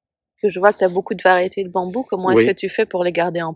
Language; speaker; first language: French; native; French